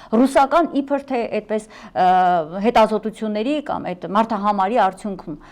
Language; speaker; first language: Armenian; native; Armenian